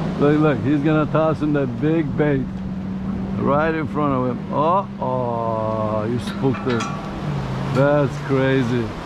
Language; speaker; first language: English; native; English